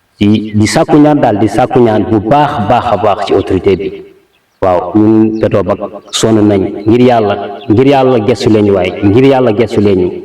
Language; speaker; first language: Wolof; non-native, local second language; Fula